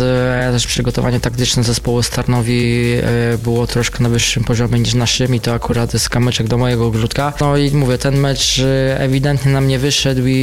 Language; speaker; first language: Polish; native; Polish